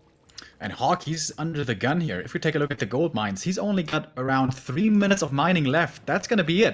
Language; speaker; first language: English; non-native, fluent; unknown